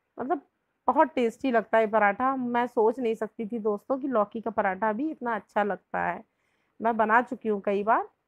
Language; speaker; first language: Hindi; native; Hindi